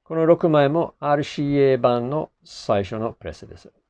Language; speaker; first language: Japanese; non-native, fluent; English